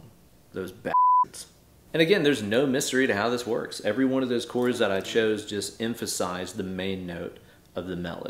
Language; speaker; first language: English; native; English